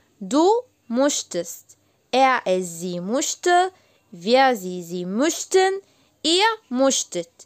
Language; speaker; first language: German; non-native, learner; Arabic